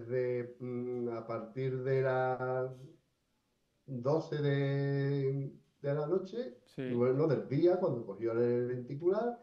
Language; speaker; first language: Spanish; native; Spanish